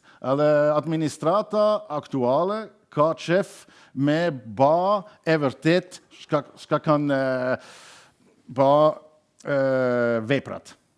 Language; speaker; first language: Albanian; non-native, learner; German